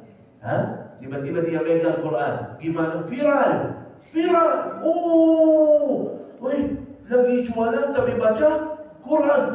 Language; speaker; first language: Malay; non-native, fluent; Arabic